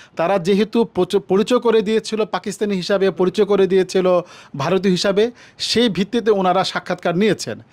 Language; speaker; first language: Bangla; native; Bangla